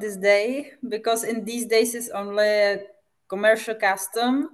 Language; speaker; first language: English; non-native, fluent; Czech